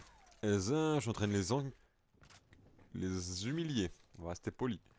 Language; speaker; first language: French; native; French